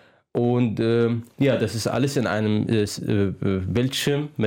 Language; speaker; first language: German; non-native, fluent; Arabic